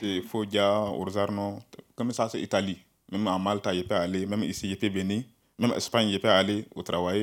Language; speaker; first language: French; non-native, learner; Bambara